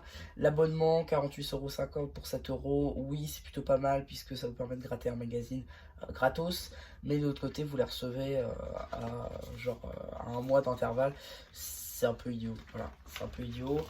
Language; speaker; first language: French; native; French